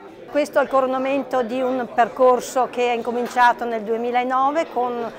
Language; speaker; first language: Italian; native; Italian